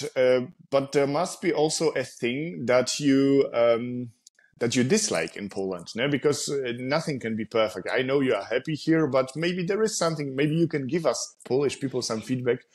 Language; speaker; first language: English; non-native, fluent; Polish